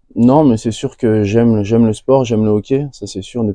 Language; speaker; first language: French; native; French